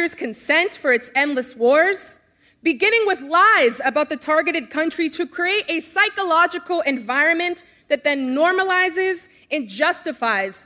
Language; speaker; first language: English; native; English